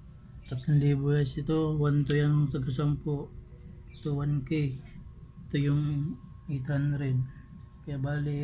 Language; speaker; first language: Filipino; non-native, local second language; Bikol